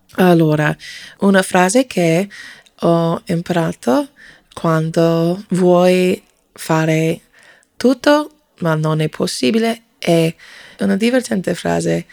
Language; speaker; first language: Italian; non-native, learner; English